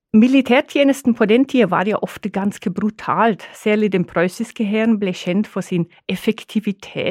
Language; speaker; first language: Norwegian; non-native, fluent; German